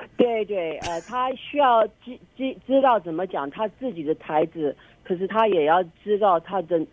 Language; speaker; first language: Chinese; early bilingual, heritage; Chinese